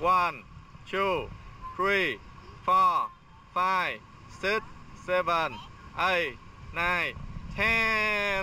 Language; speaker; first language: English; non-native, learner; Vietnamese